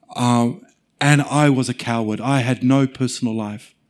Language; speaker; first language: English; native; English